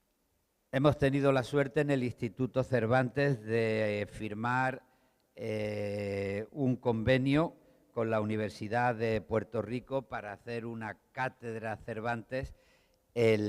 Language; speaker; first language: Spanish; native; Spanish